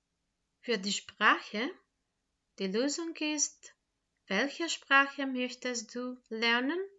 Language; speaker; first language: German; non-native, fluent; Macedonian